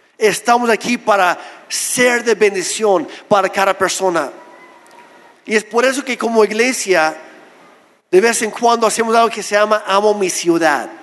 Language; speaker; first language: Spanish; non-native, fluent; English